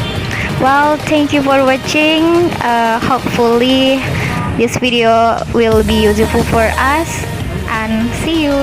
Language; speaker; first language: English; non-native, learner; Indonesian